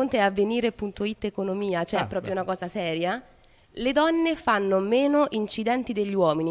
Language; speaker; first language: Italian; native; Italian